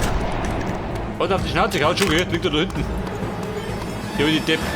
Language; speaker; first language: German; native; German